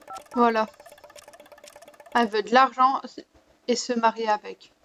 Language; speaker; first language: French; native; French